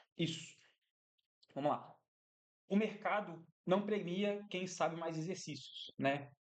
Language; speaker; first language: Portuguese; native; Portuguese